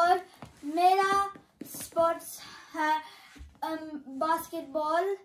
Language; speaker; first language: Hindi; early bilingual, heritage; Hindi